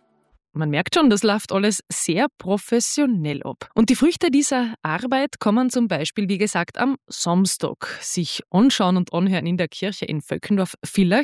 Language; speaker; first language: German; native; German